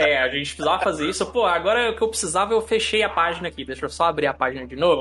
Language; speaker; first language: Portuguese; native; Portuguese